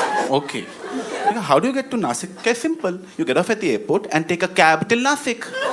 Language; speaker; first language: English; non-native, local second language; Hindi